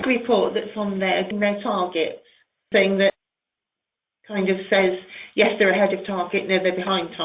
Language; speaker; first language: English; native; English